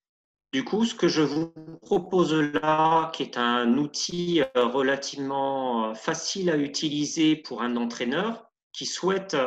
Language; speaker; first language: French; native; French